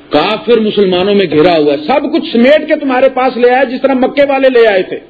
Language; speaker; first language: Urdu; non-native, local second language; Punjabi